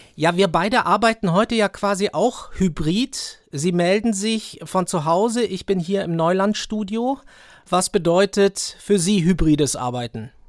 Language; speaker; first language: German; native; German